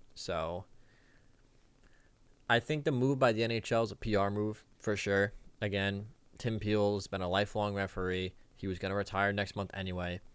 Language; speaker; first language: English; native; English